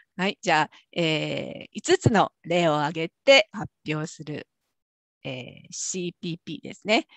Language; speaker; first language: Japanese; native; Japanese